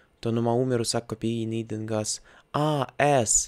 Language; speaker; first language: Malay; non-native, learner; Russian